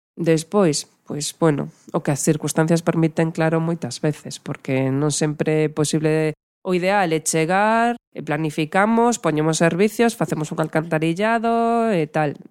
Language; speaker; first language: Galician; non-native, local second language; Spanish